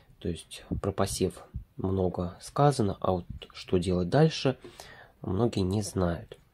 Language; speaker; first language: Russian; native; Russian